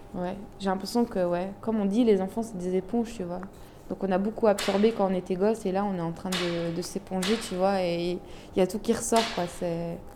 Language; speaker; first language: French; early bilingual, other home language; Arabic